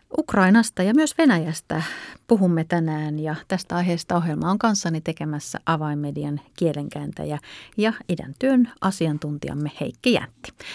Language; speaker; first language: Finnish; native; Finnish